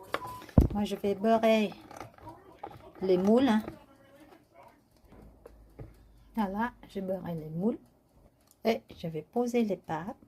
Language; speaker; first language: French; non-native, learner; Vietnamese